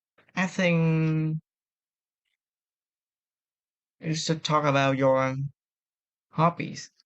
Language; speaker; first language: English; non-native, fluent; Vietnamese